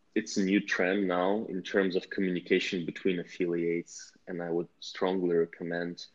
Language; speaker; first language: English; non-native, fluent; Russian